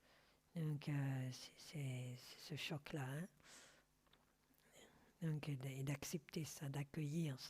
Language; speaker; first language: French; native; French